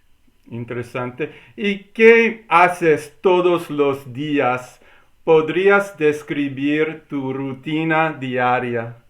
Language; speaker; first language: Spanish; non-native, learner; English